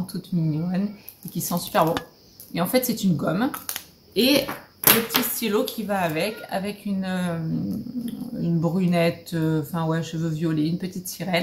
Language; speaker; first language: French; native; French